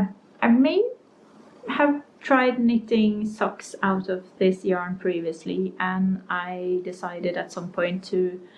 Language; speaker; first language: English; non-native, fluent; Norwegian